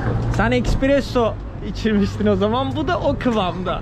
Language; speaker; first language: Turkish; native; Turkish